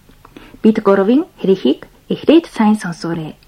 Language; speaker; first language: Mongolian; non-native, fluent; Japanese